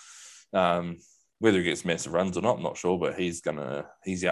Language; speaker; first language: English; native; English